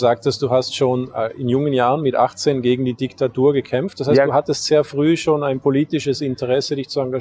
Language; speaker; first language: German; native; German